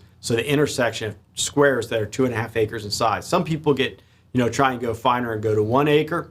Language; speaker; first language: English; native; English